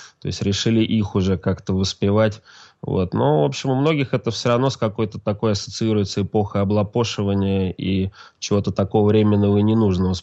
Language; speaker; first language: Russian; native; Russian